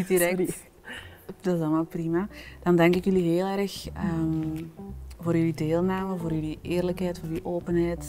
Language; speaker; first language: Dutch; native; Dutch